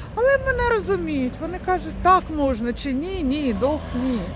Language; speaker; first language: Ukrainian; native; Ukrainian